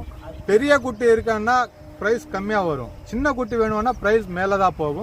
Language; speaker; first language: Tamil; non-native, learner; Telugu